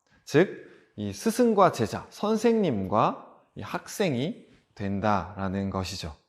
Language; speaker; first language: Korean; native; Korean